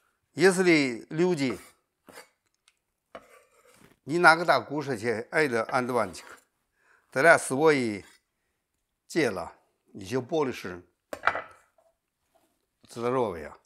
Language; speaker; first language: Russian; non-native, learner; Chinese